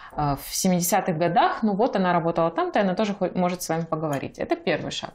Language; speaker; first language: Russian; native; Russian